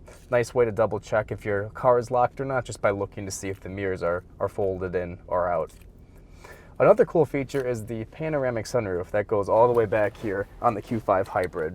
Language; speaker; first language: English; native; English